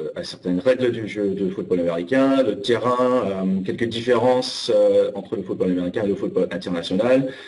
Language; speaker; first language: French; non-native, fluent; English